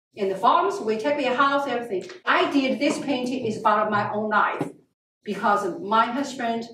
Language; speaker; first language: English; non-native, learner; Chinese